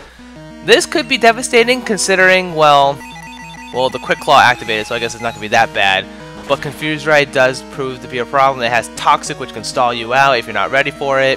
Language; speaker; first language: English; native; English